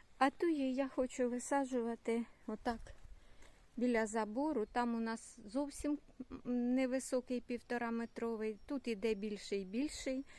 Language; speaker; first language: Ukrainian; non-native, local second language; Russian